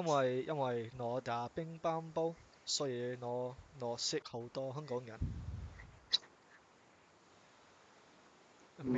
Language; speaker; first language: Chinese; non-native, learner; English